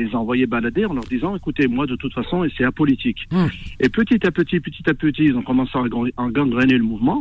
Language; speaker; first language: French; early bilingual, other home language; Arabic